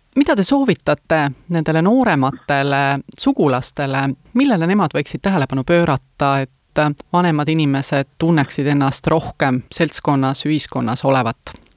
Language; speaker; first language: Estonian; native; Estonian